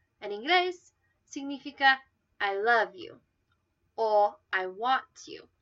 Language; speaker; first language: Spanish; non-native, fluent; English